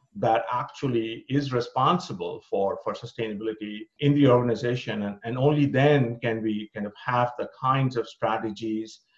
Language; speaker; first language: English; non-native, local second language; Bangla